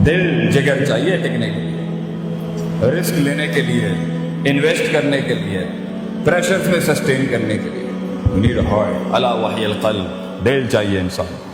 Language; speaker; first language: Urdu; non-native, local second language; Punjabi